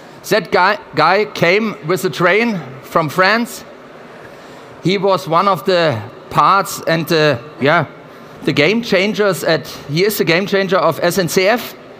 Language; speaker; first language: English; non-native, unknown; German